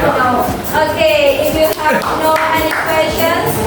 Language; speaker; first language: English; non-native, learner; Indonesian